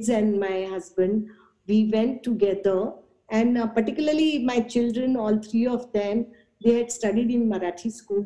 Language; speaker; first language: English; non-native, local second language; Gujarati